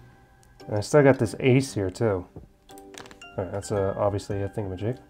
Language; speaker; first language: English; native; English